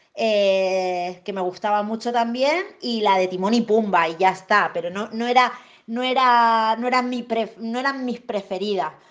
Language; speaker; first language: Spanish; native; Spanish